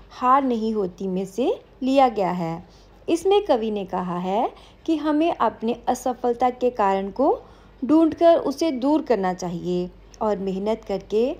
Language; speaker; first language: Hindi; non-native, local second language; Punjabi